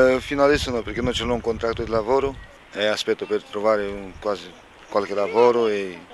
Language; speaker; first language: Italian; non-native, learner; Romanian